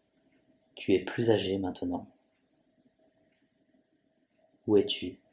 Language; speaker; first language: French; native; French